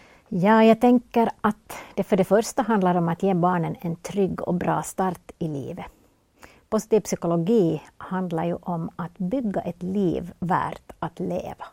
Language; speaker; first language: Swedish; native; Swedish